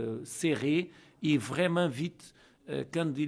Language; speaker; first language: French; non-native, learner; Portuguese